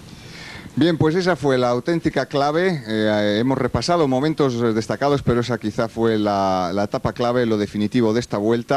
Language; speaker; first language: Spanish; native; Spanish